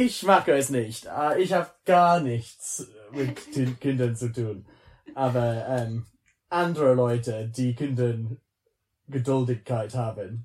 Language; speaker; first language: German; non-native, learner; English